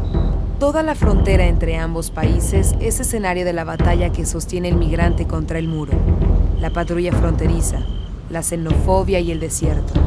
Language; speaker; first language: Spanish; native; Spanish